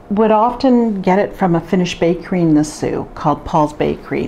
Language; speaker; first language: English; native; English